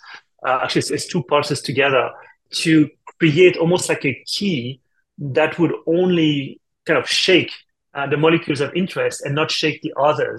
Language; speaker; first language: English; non-native, fluent; French